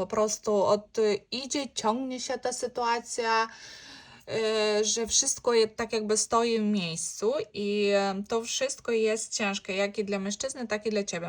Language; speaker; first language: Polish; non-native, learner; Ukrainian